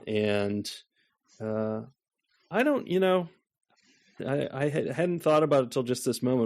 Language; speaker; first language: English; native; English